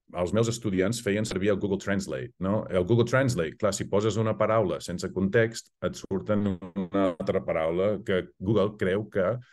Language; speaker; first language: Catalan; non-native, fluent; English